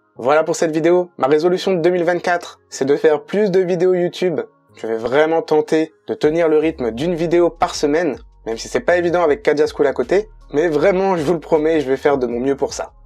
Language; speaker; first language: French; native; French